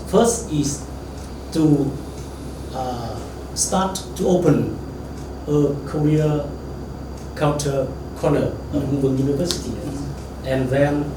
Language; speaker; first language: English; non-native, learner; Vietnamese